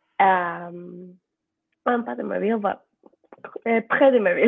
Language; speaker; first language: French; non-native, learner; Spanish